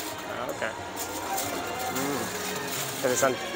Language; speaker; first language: Spanish; non-native, learner; English